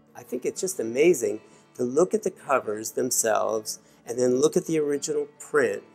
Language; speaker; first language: English; native; English